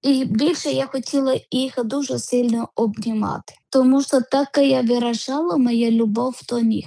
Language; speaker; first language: Ukrainian; non-native, learner; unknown